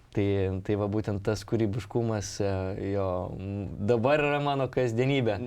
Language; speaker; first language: Lithuanian; non-native, local second language; Polish